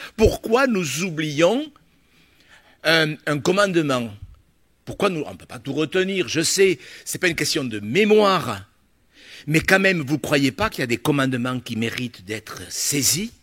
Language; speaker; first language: French; native; French